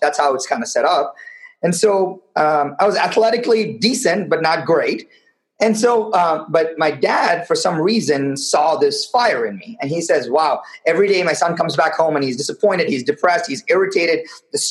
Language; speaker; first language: English; non-native, local second language; Tamil